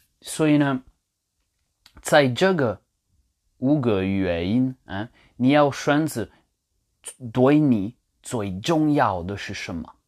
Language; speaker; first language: Chinese; non-native, learner; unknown